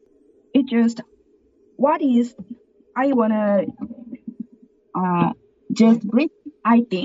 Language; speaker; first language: English; non-native, learner; Korean